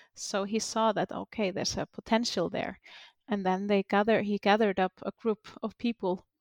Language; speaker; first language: English; non-native, fluent; Icelandic